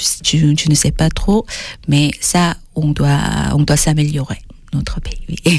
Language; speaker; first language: French; non-native, fluent; Korean